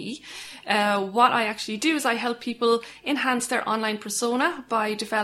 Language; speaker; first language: English; native; English